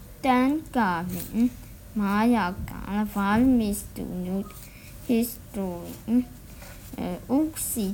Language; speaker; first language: Finnish; non-native, learner; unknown